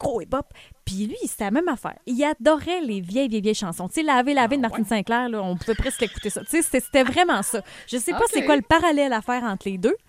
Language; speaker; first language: French; native; French